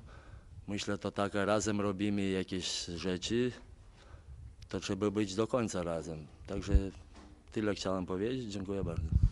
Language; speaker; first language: Polish; non-native, fluent; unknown